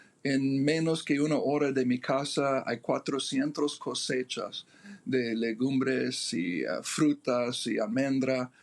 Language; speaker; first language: Spanish; non-native, fluent; English